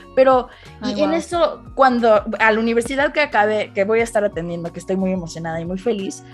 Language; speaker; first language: Spanish; early bilingual, heritage; Spanish